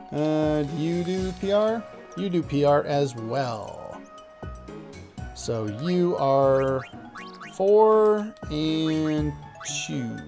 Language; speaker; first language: English; native; English